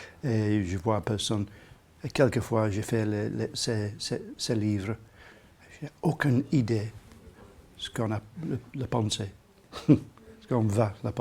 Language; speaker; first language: French; non-native, learner; English